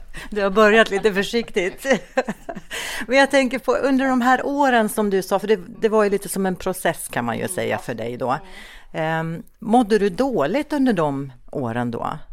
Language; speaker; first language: Swedish; native; Swedish